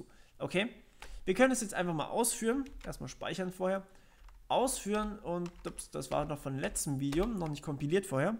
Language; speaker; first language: German; native; German